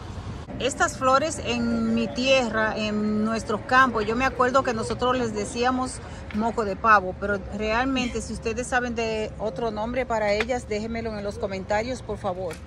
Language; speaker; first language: Spanish; native; Spanish